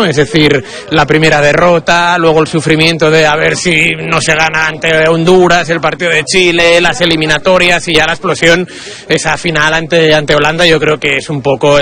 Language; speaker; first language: Spanish; native; Spanish